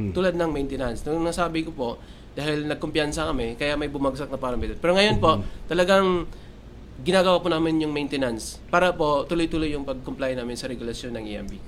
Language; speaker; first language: Filipino; non-native, local second language; Cebuano